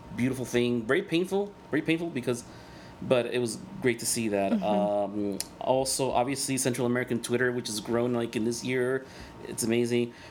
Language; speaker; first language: English; non-native, fluent; Spanish